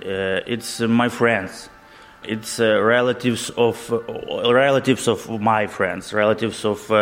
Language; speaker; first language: English; non-native, learner; Ukrainian